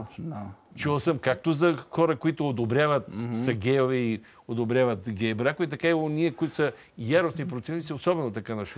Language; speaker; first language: Bulgarian; native; Bulgarian